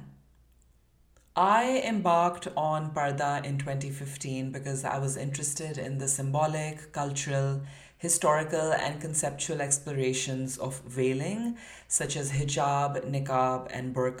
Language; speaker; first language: English; non-native, local second language; Urdu